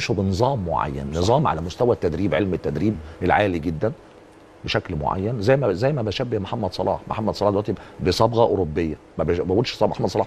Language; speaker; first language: Arabic; native; Arabic